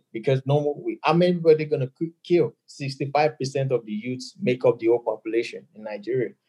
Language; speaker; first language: English; non-native, local second language; Yoruba